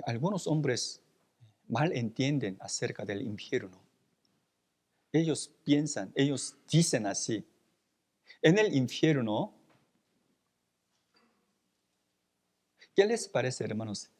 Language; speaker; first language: Spanish; non-native, fluent; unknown